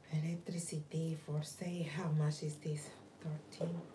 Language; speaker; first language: English; non-native, learner; Spanish